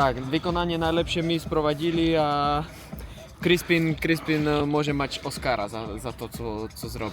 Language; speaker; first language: Polish; early bilingual, heritage; Polish